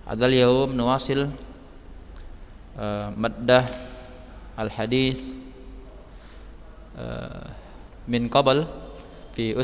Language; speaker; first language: Arabic; non-native, fluent; Indonesian